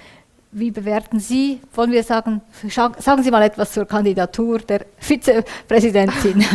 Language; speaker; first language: German; native; German